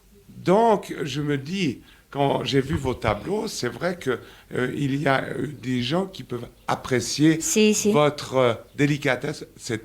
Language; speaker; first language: French; native; French